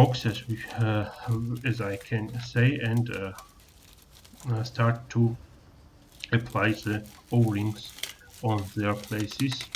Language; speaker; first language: English; non-native, learner; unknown